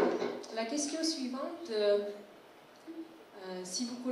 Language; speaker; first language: French; non-native, fluent; Czech